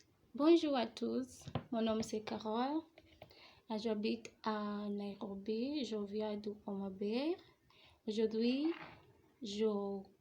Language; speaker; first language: French; non-native, learner; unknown